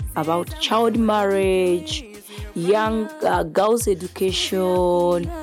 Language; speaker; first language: English; non-native, fluent; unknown